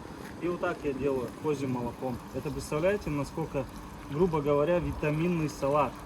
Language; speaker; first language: Russian; native; Russian